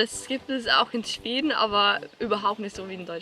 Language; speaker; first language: German; non-native, fluent; Swedish